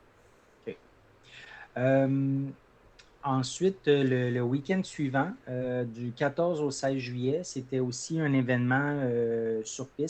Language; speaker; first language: French; native; French